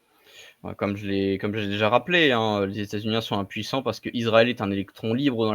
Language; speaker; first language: French; native; French